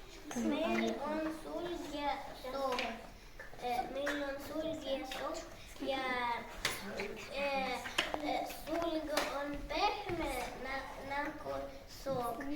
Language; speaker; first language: Estonian; non-native, local second language; Russian